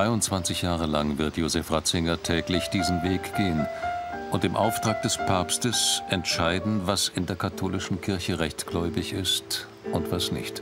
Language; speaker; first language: German; native; German